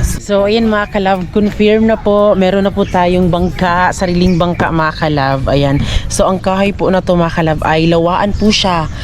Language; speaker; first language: Filipino; non-native, local second language; Cebuano